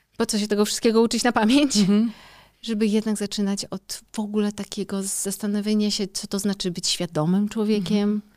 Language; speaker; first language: Polish; native; Polish